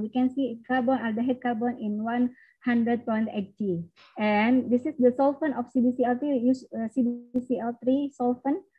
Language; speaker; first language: English; non-native, learner; Indonesian